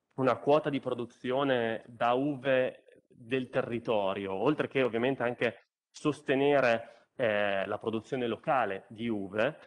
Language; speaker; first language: Italian; native; Italian